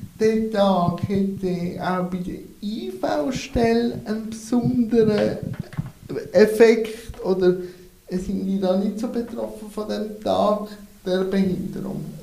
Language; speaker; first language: German; native; German